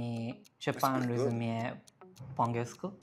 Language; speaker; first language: Polish; non-native, learner; Japanese